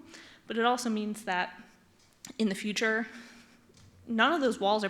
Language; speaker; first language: English; native; English